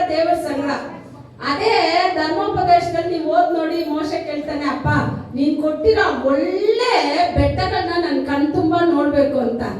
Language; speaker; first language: Kannada; non-native, local second language; Tamil